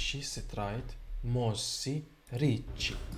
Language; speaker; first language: Italian; non-native, learner; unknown